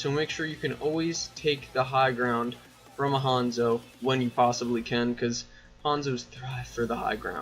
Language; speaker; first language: English; native; English